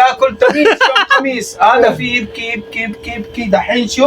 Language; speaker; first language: Arabic; non-native, learner; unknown